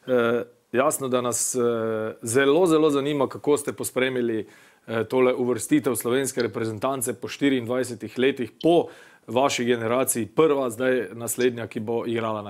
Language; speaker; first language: Slovenian; native; Slovenian